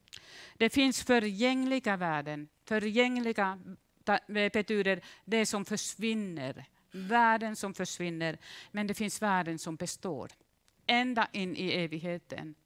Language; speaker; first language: Swedish; non-native, fluent; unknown